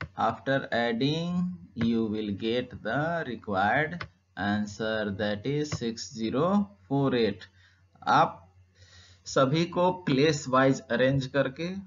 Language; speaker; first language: Hindi; native; Hindi